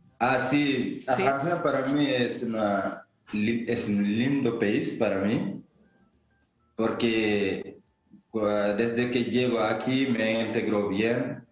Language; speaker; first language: Spanish; non-native, fluent; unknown